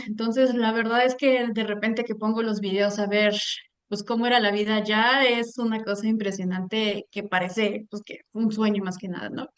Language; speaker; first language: Spanish; early bilingual, heritage; Spanish